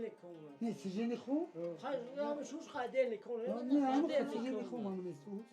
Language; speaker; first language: Russian; non-native, learner; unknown